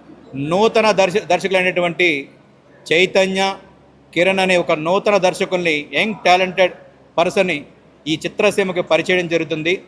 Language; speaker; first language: Telugu; native; Telugu